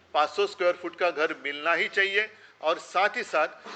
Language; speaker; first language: Hindi; non-native, local second language; Marathi